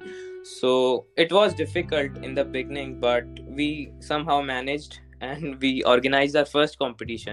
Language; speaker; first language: English; non-native, local second language; Hindi